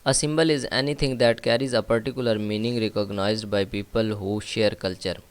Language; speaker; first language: English; non-native, local second language; Punjabi